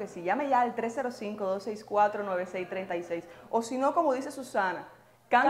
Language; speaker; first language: Spanish; native; Spanish